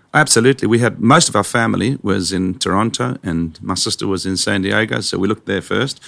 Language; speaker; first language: English; native; English